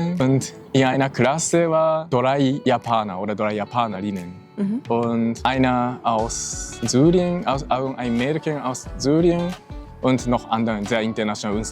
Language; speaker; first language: German; non-native, fluent; Japanese